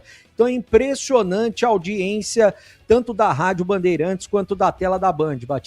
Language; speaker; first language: Portuguese; native; Portuguese